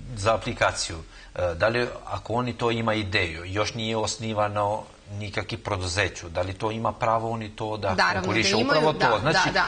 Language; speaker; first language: Serbian; non-native, local second language; Albanian